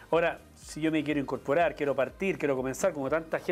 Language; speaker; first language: Spanish; native; Spanish